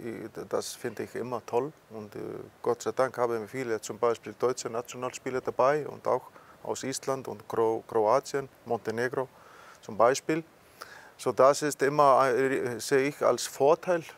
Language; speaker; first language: German; non-native, fluent; Icelandic